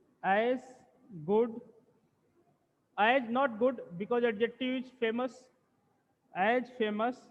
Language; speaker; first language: English; non-native, local second language; Hindi